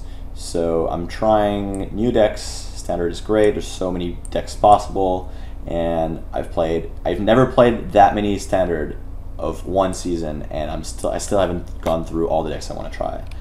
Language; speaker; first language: English; non-native, local second language; French